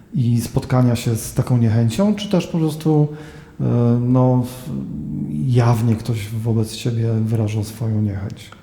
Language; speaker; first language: Polish; native; Polish